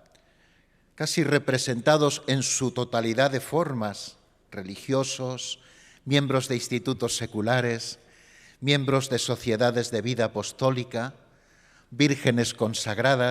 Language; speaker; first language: Spanish; native; Spanish